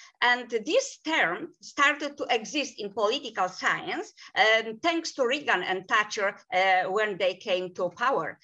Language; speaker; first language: English; non-native, fluent; Polish